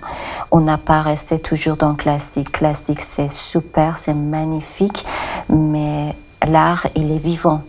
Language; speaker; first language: French; non-native, learner; Persian